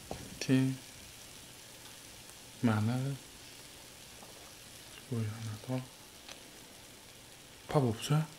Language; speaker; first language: Korean; non-native, learner; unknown